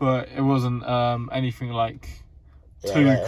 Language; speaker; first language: English; native; English